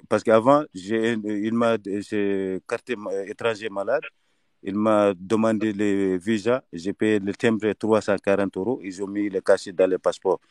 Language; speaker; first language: French; non-native, learner; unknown